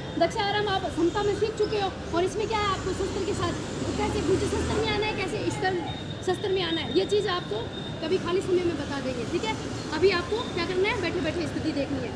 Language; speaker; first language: Hindi; native; Hindi